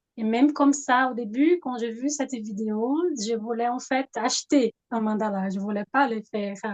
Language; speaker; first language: French; non-native, fluent; Portuguese